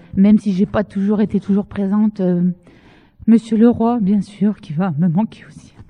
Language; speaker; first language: French; native; French